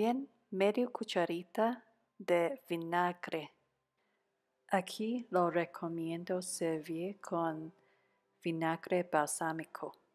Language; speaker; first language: Spanish; non-native, fluent; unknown